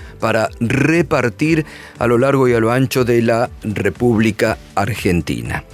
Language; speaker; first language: Spanish; native; Spanish